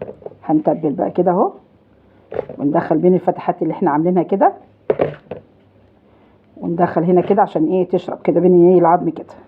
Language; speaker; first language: Arabic; native; Arabic